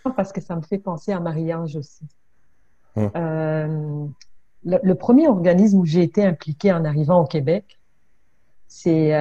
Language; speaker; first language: French; non-native, local second language; Kinyarwanda